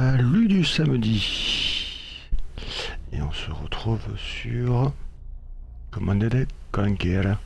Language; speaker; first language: French; native; French